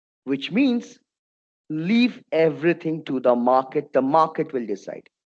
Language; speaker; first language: English; non-native, local second language; Bangla